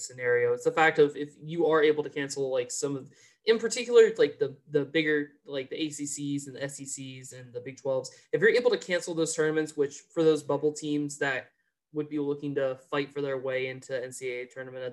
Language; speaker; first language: English; native; English